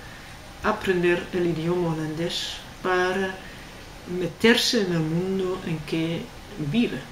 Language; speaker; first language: Spanish; non-native, fluent; Dutch